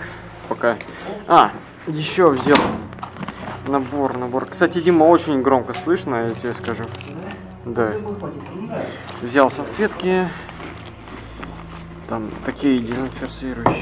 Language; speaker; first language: Russian; native; Russian